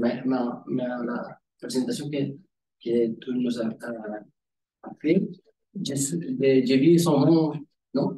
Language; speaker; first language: French; non-native, learner; Spanish